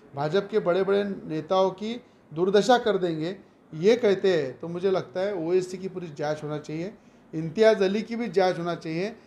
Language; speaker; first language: Hindi; non-native, local second language; Marathi